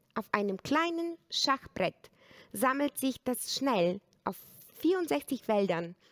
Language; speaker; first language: German; non-native, fluent; Bulgarian